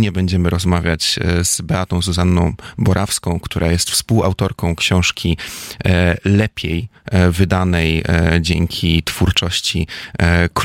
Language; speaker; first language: German; non-native, fluent; Polish